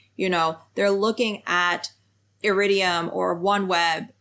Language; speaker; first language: English; native; English